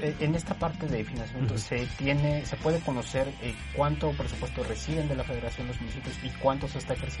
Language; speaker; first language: Spanish; native; Spanish